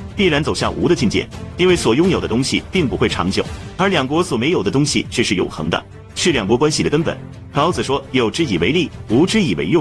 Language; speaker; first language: Chinese; native; Chinese